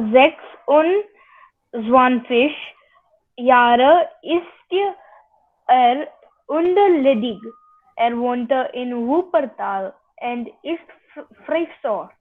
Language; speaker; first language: German; non-native, learner; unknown